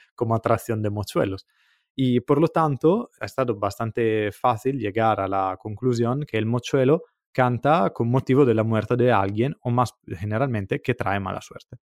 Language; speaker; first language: Spanish; non-native, fluent; Italian